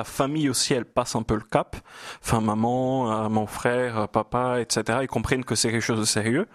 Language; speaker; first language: French; non-native, fluent; Portuguese